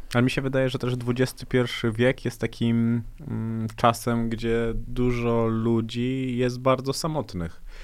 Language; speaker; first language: Polish; native; Polish